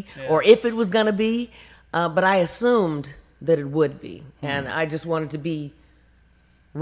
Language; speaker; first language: English; native; English